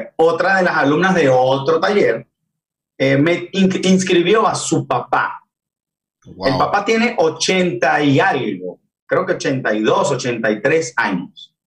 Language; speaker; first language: Spanish; native; Spanish